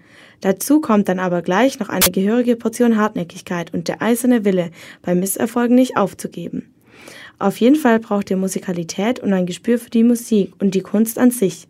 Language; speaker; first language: German; native; German